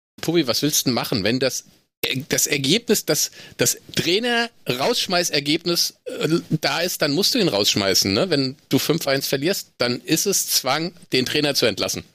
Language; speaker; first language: German; native; German